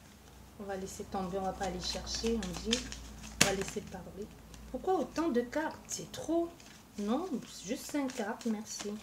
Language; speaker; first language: French; native; French